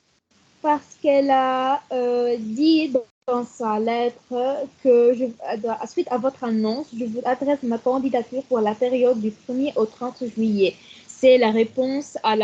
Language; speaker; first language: French; non-native, learner; Arabic